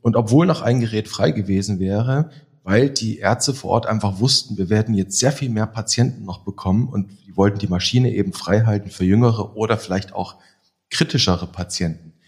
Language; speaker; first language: German; native; German